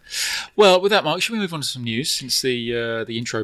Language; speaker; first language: English; native; English